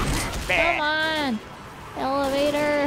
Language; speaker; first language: English; native; English